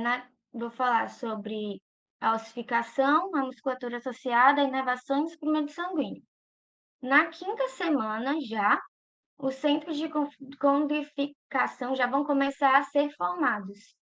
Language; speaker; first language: Portuguese; native; Portuguese